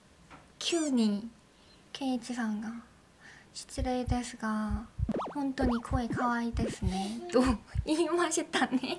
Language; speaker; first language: Japanese; non-native, learner; Korean